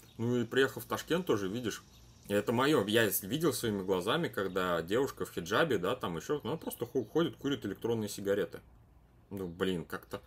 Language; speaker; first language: Russian; native; Russian